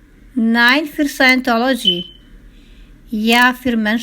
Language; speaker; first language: German; non-native, fluent; Croatian